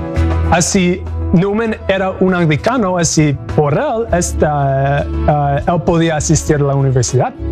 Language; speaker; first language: Spanish; non-native, learner; English